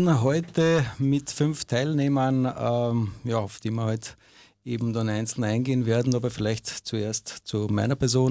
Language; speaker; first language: German; native; German